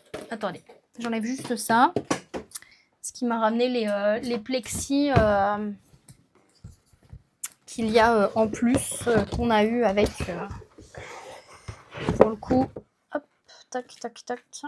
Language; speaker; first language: French; native; French